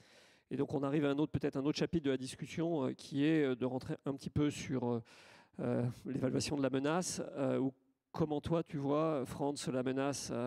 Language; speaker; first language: French; native; French